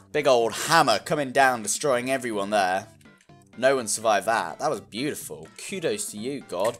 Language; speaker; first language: English; native; English